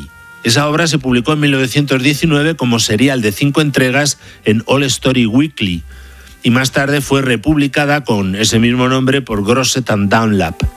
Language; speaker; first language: Spanish; native; Spanish